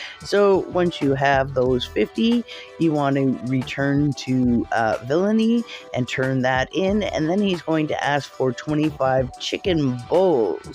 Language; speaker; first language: English; native; English